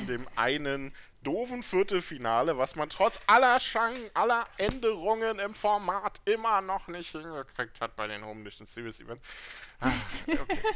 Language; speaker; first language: German; native; German